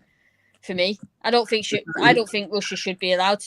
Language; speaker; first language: English; native; English